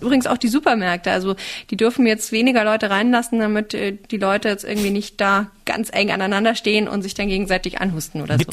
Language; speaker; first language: German; native; German